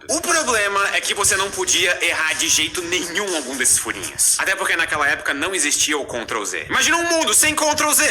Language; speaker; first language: Portuguese; native; Portuguese